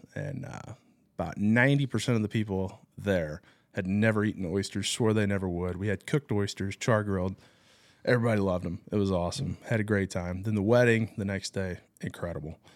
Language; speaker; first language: English; native; English